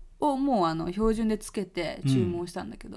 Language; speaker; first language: Japanese; native; Japanese